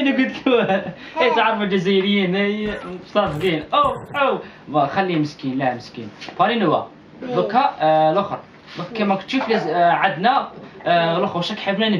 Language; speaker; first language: Arabic; native; Arabic